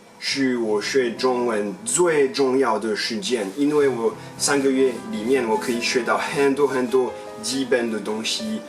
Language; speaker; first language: Chinese; non-native, fluent; French